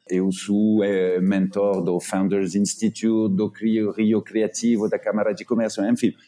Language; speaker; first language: Portuguese; non-native, fluent; French